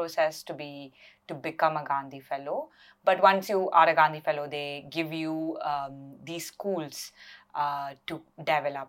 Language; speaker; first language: English; non-native, local second language; Malayalam